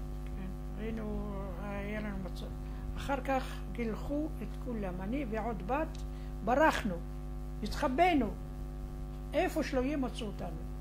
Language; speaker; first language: Hebrew; non-native, fluent; Arabic